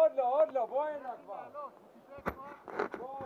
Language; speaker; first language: Hebrew; native; Hebrew